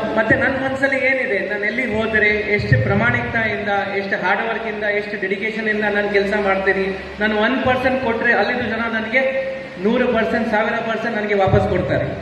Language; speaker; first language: Kannada; non-native, fluent; Hindi